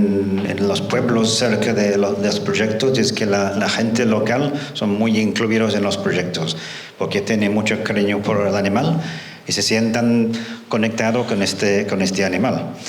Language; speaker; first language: Spanish; non-native, fluent; English